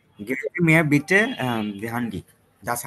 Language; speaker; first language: German; non-native, learner; Bangla